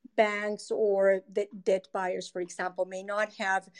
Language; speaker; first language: English; non-native, fluent; Spanish